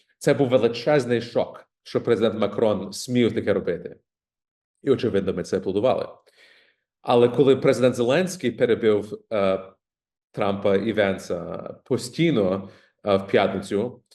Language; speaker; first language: Ukrainian; early bilingual, heritage; Ukrainian